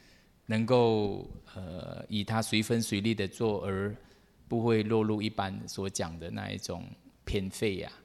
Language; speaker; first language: Chinese; native; Chinese